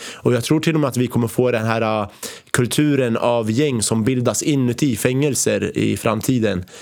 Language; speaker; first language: Swedish; early bilingual, other home language; Arabic